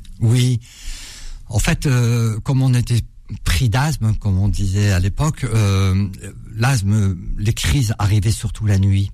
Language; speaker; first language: French; early bilingual, other home language; Arabic